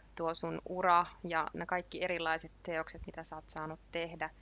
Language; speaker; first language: Finnish; native; Finnish